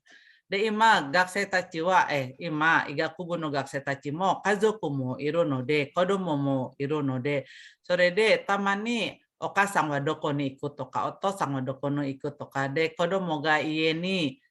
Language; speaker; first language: Japanese; non-native, learner; Indonesian